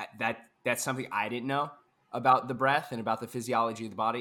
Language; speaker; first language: English; native; English